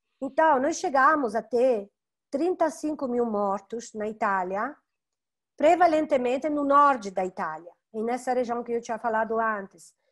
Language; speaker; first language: Portuguese; non-native, fluent; Italian